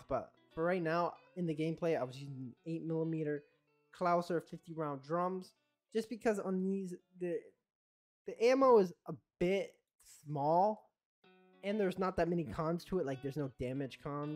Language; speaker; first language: English; native; English